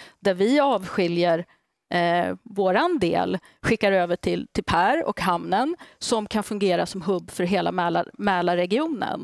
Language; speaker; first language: Swedish; native; Swedish